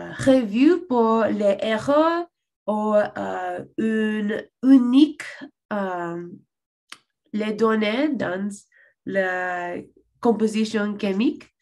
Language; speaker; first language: French; non-native, learner; English